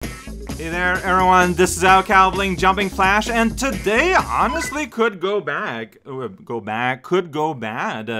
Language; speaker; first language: English; native; English